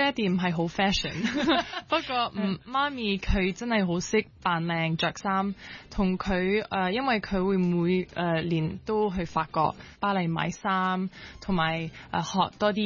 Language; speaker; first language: Cantonese; early bilingual, heritage; French